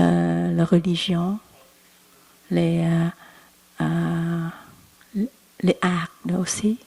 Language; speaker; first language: French; non-native, learner; Vietnamese